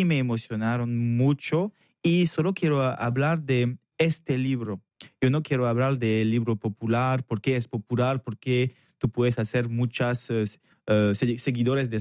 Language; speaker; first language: Spanish; non-native, learner; French